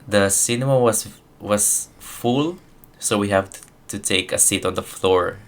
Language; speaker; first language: English; non-native, local second language; Filipino